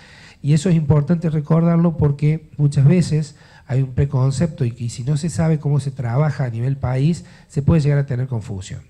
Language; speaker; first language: Spanish; native; Spanish